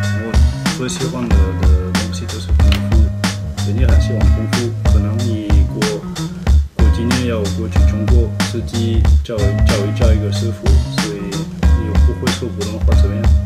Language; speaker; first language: Chinese; non-native, fluent; French